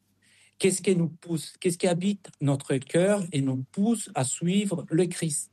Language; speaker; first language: French; non-native, fluent; Spanish